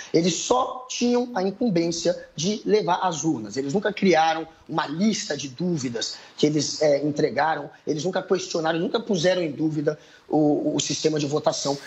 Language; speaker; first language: Portuguese; native; Portuguese